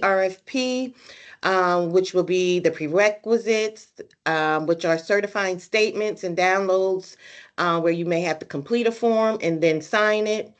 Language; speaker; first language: English; native; English